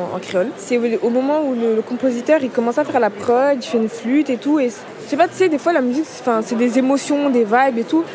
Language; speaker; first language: French; early bilingual, other home language; Kabuverdianu